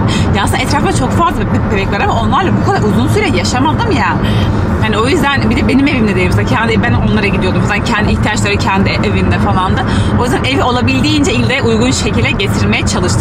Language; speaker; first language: Turkish; native; Turkish